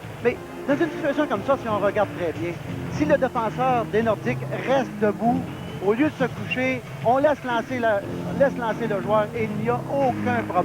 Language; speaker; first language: French; native; French